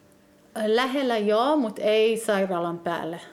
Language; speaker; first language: Finnish; early bilingual, heritage; Hebrew